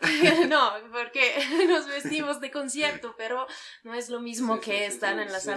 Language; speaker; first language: Spanish; non-native, fluent; Italian